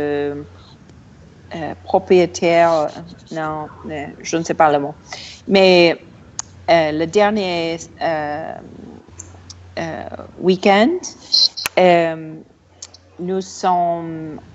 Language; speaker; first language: French; non-native, learner; English